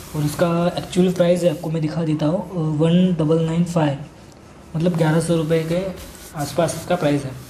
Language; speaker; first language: Hindi; non-native, local second language; Marathi